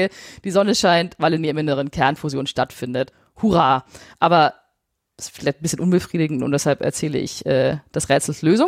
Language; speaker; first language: German; native; German